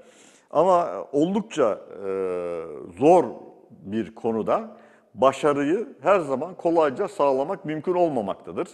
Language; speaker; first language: Turkish; native; Turkish